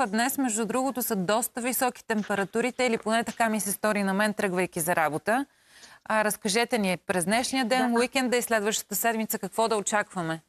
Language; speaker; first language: Bulgarian; native; Bulgarian